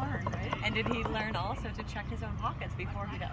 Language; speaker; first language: English; native; English